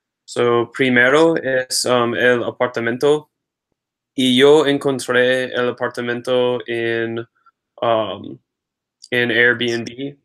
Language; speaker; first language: Spanish; non-native, learner; English